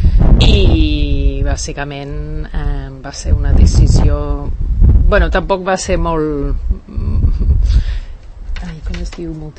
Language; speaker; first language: Catalan; non-native, fluent; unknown